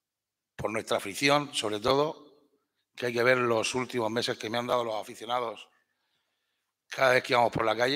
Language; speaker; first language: Spanish; native; Spanish